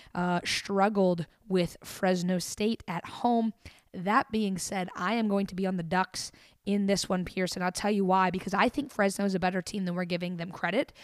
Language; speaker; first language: English; native; English